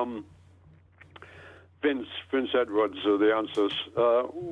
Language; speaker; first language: English; native; English